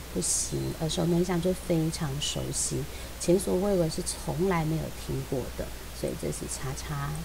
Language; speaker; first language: Chinese; native; Chinese